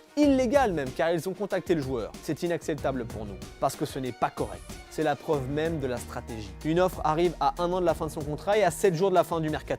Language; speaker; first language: French; native; French